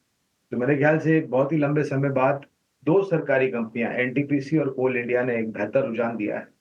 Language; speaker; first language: Hindi; native; Hindi